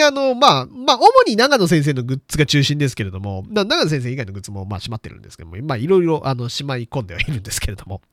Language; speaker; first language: Japanese; native; Japanese